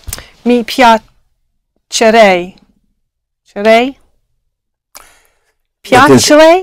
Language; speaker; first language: Italian; non-native, learner; English